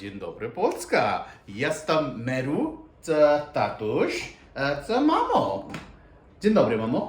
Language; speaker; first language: Polish; non-native, learner; Hindi